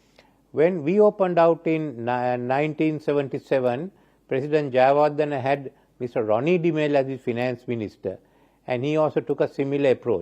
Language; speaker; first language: English; non-native, local second language; Sinhala